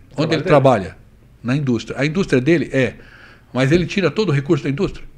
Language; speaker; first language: Portuguese; native; Portuguese